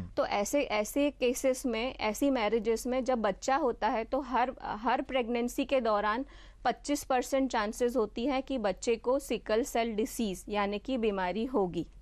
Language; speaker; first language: Hindi; non-native, local second language; Gujarati